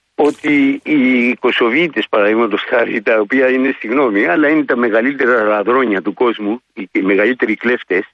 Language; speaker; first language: Greek; native; Greek